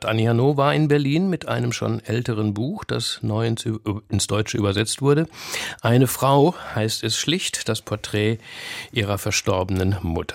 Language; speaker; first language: German; native; German